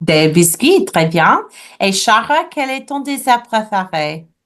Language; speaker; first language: French; non-native, fluent; English